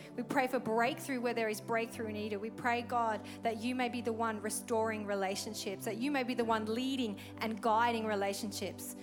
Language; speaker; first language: English; native; English